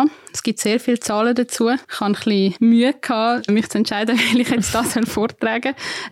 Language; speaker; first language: German; native; German